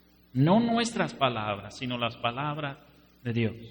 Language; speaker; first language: Spanish; non-native, fluent; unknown